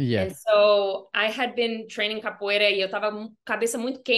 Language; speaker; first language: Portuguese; non-native, fluent; English